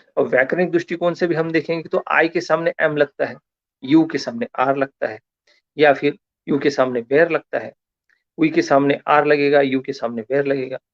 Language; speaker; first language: Hindi; non-native, local second language; Marathi